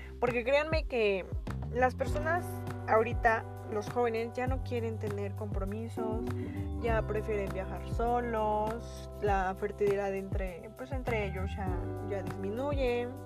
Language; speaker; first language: Spanish; native; Spanish